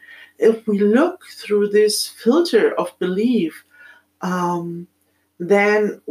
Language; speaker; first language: English; non-native, fluent; German